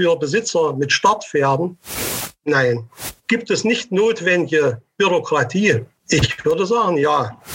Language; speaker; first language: German; native; German